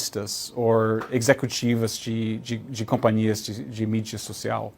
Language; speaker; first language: Portuguese; non-native, learner; English